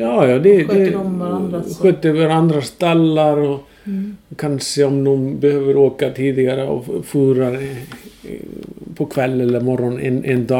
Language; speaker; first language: Swedish; non-native, fluent; Icelandic